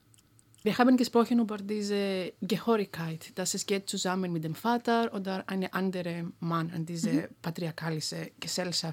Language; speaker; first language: German; non-native, fluent; Greek